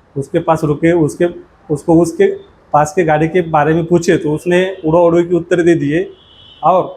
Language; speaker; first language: Hindi; non-native, local second language; Marathi